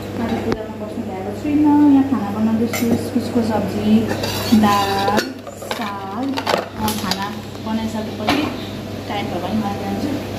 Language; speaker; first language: Nepali; native; Nepali